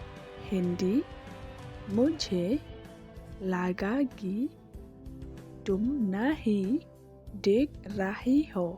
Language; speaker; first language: Hindi; non-native, local second language; Khasi